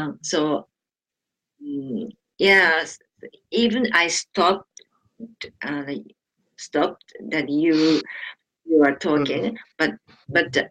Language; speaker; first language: English; non-native, learner; Japanese